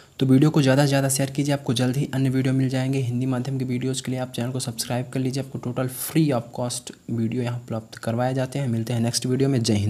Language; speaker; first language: Hindi; native; Hindi